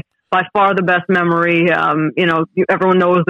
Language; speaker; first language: English; native; English